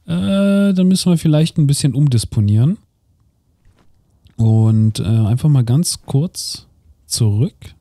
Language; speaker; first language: German; native; German